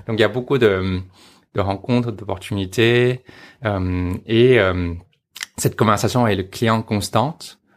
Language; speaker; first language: French; non-native, fluent; Chinese